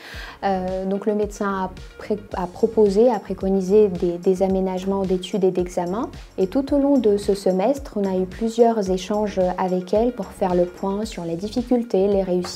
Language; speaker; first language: French; native; French